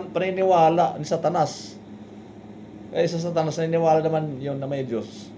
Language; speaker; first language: Filipino; non-native, local second language; Waray